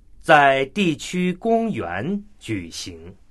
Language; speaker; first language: Chinese; non-native, learner; English